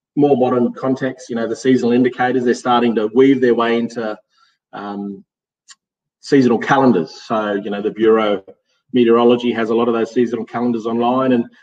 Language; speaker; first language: English; native; English